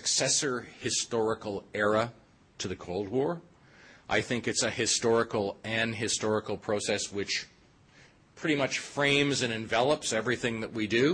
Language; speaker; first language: English; native; English